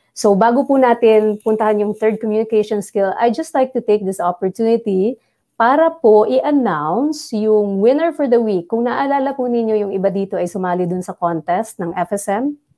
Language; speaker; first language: Filipino; non-native, local second language; Bikol